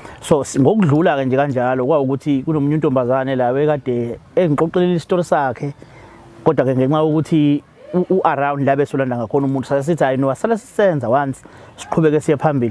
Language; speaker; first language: Zulu; native; Zulu